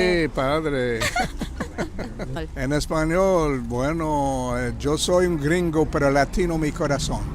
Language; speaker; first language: Spanish; non-native, fluent; English